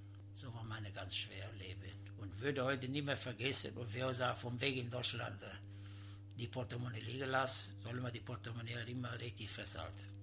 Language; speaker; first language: German; non-native, learner; Italian